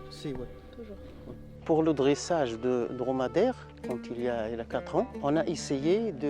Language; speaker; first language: French; non-native, learner; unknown